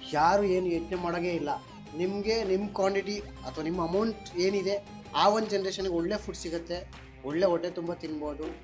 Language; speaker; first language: Kannada; native; Kannada